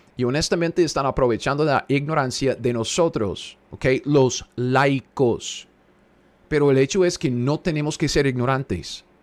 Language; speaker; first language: Spanish; non-native, fluent; English